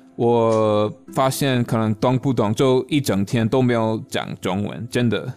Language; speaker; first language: Chinese; non-native, fluent; English